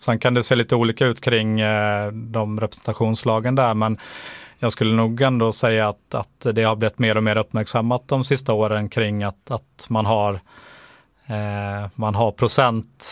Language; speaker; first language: Swedish; native; Swedish